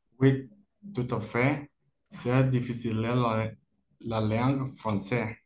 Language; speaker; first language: French; non-native, learner; Spanish